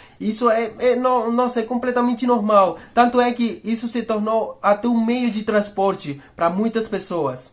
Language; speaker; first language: Portuguese; non-native, fluent; Spanish